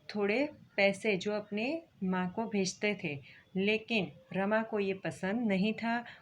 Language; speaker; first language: Hindi; non-native, local second language; Gujarati